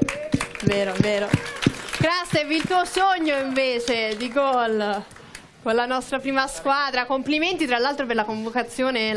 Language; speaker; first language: Italian; native; Italian